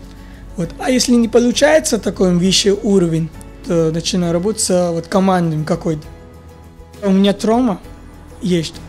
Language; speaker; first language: Russian; non-native, fluent; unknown